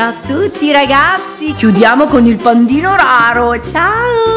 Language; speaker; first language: Italian; native; Italian